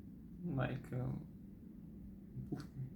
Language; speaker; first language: English; non-native, fluent; Russian